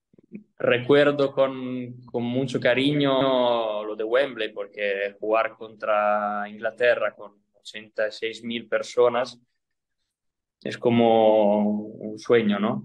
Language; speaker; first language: Spanish; non-native, fluent; Italian